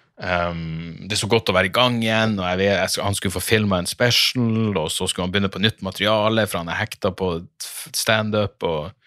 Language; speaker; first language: Norwegian; native; Norwegian